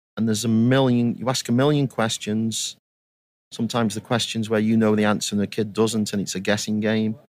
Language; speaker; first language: English; native; English